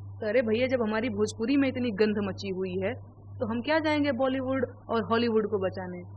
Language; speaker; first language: Hindi; non-native, local second language; Bhojpuri